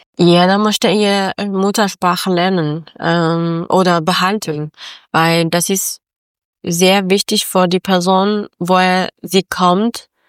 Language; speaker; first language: German; non-native, learner; Persian